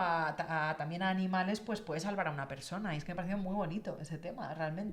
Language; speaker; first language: Spanish; native; Spanish